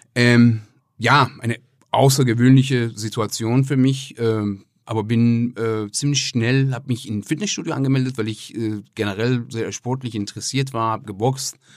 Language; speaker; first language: German; non-native, fluent; Persian